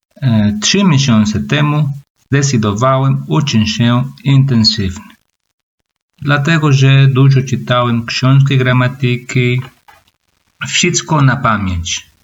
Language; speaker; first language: Polish; non-native, learner; Spanish